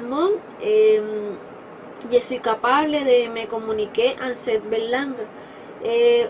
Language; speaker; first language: French; non-native, fluent; Spanish